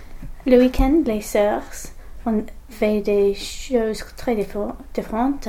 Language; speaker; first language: French; non-native, learner; English